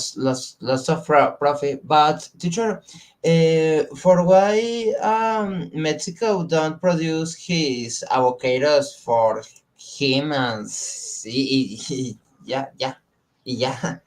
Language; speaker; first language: English; non-native, learner; Spanish